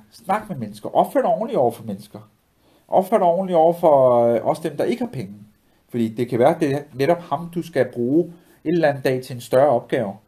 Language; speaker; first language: Danish; early bilingual, other home language; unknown